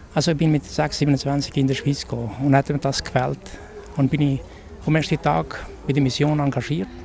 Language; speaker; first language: German; non-native, learner; Albanian